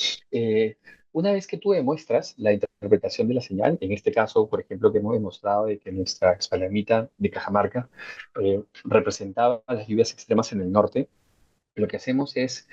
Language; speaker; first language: Spanish; native; Spanish